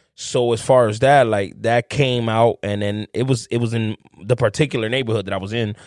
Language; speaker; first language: English; native; English